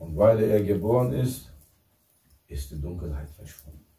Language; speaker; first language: German; non-native, fluent; Turkish